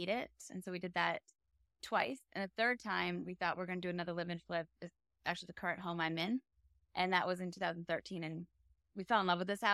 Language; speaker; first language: English; native; English